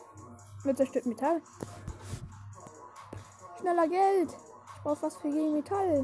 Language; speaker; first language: German; native; German